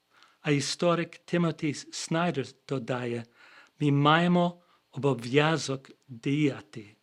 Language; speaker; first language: Ukrainian; non-native, fluent; English